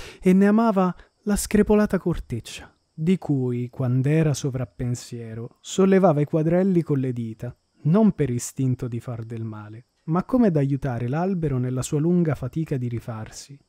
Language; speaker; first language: Italian; native; Italian